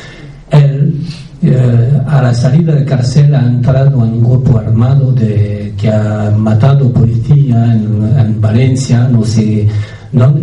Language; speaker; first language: Spanish; non-native, fluent; French